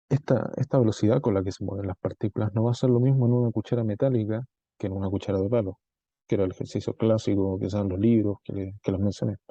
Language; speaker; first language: Spanish; native; Spanish